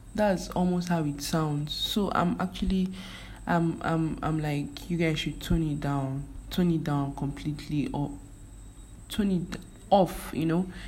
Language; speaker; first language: English; non-native, local second language; Igbo